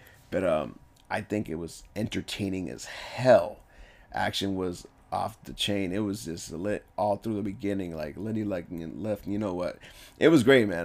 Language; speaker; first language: English; early bilingual, other home language; Spanish